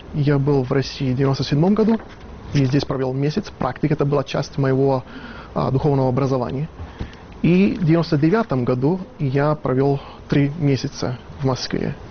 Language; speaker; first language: Russian; non-native, fluent; Italian